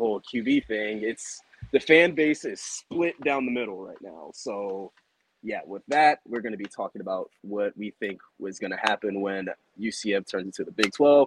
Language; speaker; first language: English; native; English